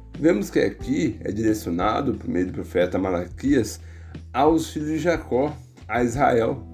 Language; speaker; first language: Portuguese; native; Portuguese